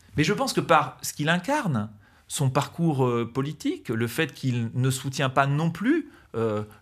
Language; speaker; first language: French; native; French